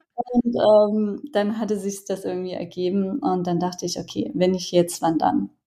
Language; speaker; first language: German; native; German